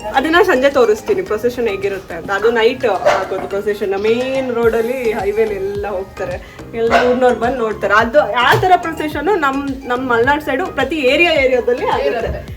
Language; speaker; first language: Kannada; native; Kannada